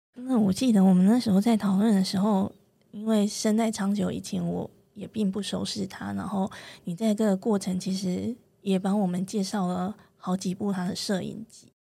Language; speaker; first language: Chinese; native; Chinese